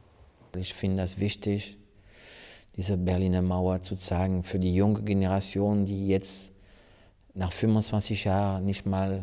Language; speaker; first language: German; non-native, fluent; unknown